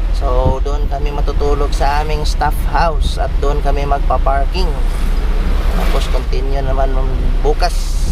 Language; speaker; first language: Filipino; non-native, local second language; Cebuano